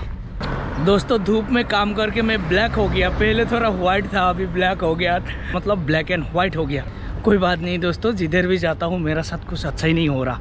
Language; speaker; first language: Hindi; non-native, local second language; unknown